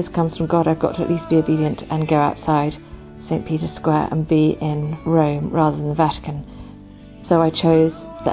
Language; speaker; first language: English; native; English